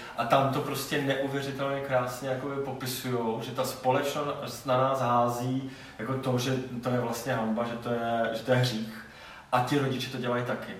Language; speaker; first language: Czech; non-native, local second language; Polish